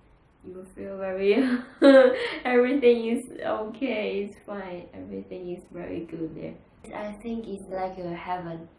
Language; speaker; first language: English; non-native, learner; Chinese